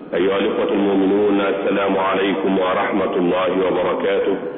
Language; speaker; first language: Arabic; native; Arabic